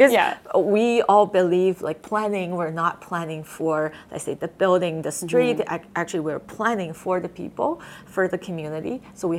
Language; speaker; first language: English; non-native, fluent; Chinese